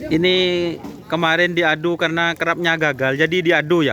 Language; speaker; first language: Malay; native; Malay